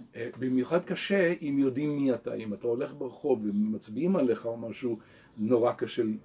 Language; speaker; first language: Hebrew; non-native, local second language; English